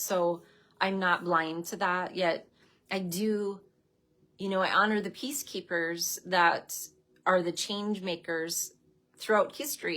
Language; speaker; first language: English; native; English